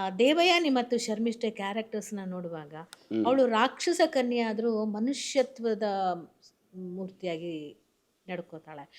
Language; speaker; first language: Kannada; native; Kannada